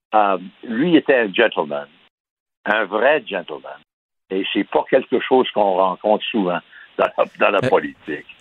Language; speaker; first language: French; native; French